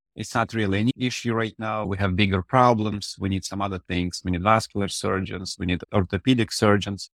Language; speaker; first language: English; non-native, fluent; Russian